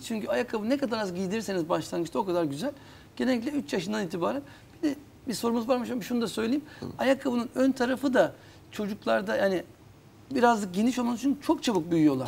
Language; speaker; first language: Turkish; native; Turkish